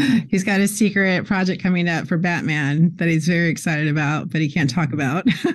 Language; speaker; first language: English; native; English